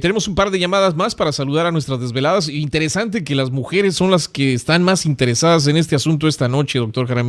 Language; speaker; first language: Spanish; native; Spanish